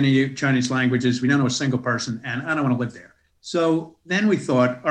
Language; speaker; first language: English; native; English